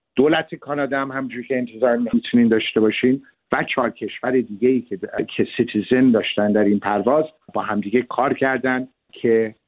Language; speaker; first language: Persian; early bilingual, heritage; Persian